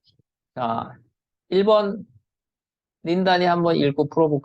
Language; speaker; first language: Korean; native; Korean